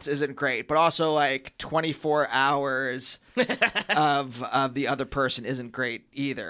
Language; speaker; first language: English; native; English